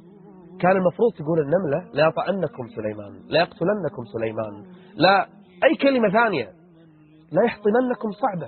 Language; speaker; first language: Arabic; native; Arabic